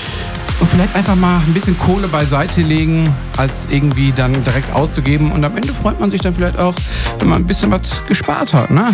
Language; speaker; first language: German; native; German